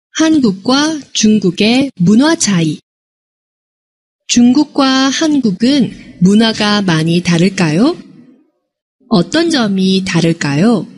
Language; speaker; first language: Korean; non-native, fluent; Chinese